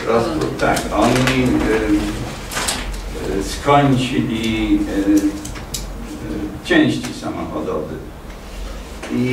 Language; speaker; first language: Polish; non-native, fluent; English